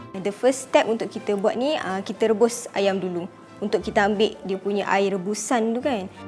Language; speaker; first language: Malay; native; Malay